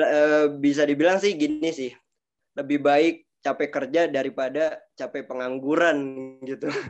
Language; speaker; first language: Indonesian; native; Indonesian